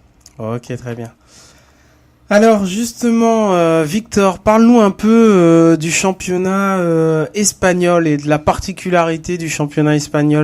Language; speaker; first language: French; native; French